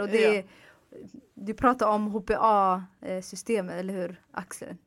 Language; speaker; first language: Swedish; non-native, fluent; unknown